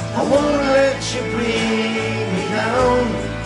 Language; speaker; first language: English; native; English